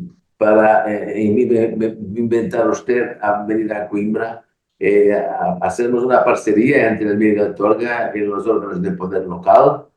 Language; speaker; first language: Spanish; non-native, learner; Portuguese